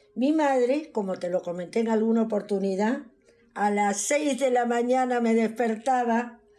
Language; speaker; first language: Spanish; native; Spanish